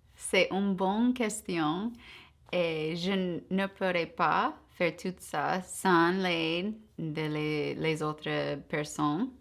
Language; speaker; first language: French; non-native, fluent; English